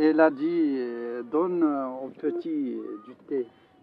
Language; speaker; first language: French; non-native, local second language; Arabic